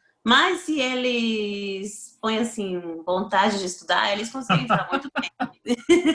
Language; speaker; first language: Portuguese; non-native, fluent; Spanish